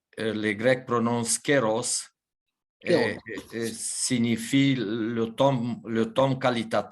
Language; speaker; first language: French; non-native, fluent; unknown